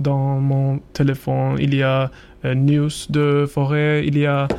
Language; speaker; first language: French; non-native, learner; Turkish